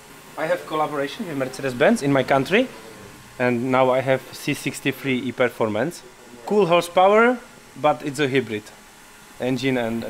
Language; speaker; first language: English; non-native, learner; Czech